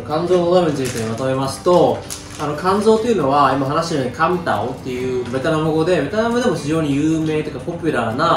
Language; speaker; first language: Japanese; native; Japanese